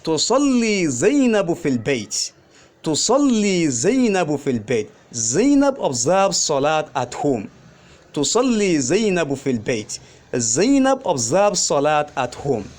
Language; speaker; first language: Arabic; non-native, fluent; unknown